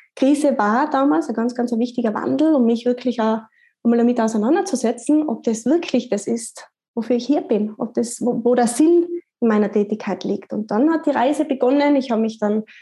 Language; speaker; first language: German; native; German